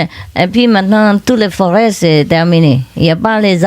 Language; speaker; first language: French; non-native, fluent; Vietnamese